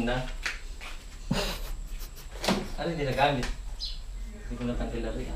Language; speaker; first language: Filipino; native; Filipino